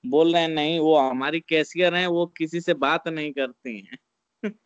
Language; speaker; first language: Hindi; native; Hindi